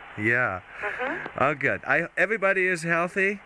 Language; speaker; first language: English; non-native, fluent; German